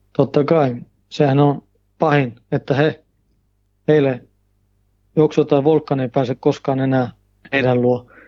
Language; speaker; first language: Finnish; early bilingual, heritage; Finnish